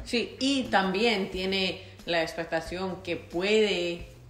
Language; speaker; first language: Spanish; non-native, learner; English